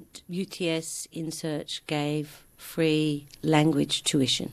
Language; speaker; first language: English; native; English